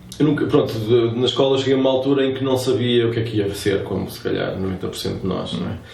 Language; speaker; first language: Portuguese; native; Portuguese